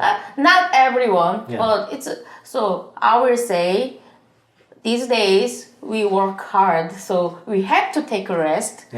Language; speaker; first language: English; non-native, learner; Korean